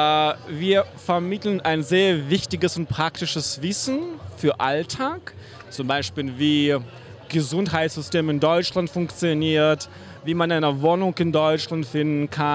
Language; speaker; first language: German; non-native, fluent; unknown